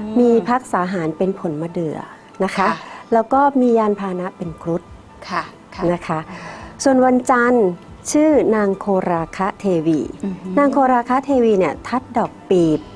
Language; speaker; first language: Thai; native; Thai